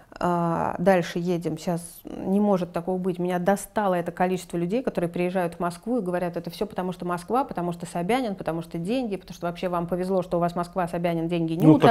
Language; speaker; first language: Russian; native; Russian